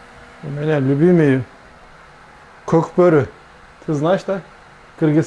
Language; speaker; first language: Russian; non-native, local second language; Kyrgyz